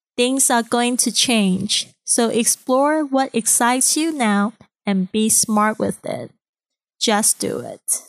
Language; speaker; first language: English; non-native, fluent; Chinese